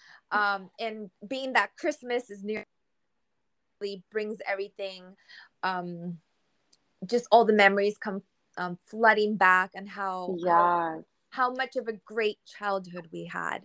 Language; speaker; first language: English; early bilingual, other home language; Spanish